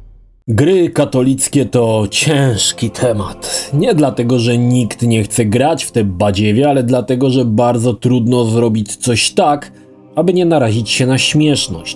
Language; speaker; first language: Polish; native; Polish